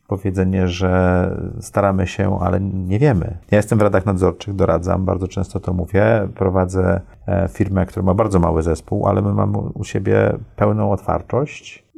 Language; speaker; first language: Polish; early bilingual, heritage; Polish